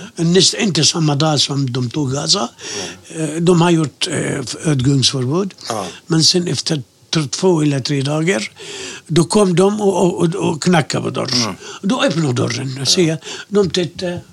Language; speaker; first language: Swedish; non-native, fluent; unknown